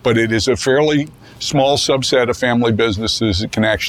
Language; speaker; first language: English; native; English